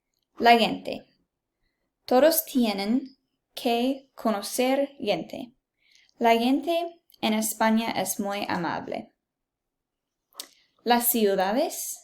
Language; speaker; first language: Spanish; non-native, learner; English